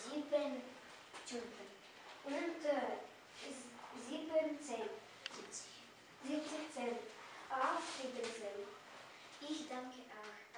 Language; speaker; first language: German; non-native, learner; Russian